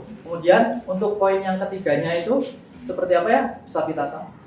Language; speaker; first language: Indonesian; native; Indonesian